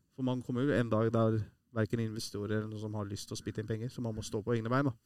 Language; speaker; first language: Norwegian; early bilingual, other home language; Persian